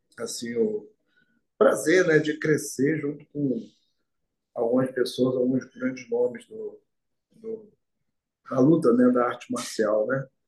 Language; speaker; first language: Portuguese; native; Portuguese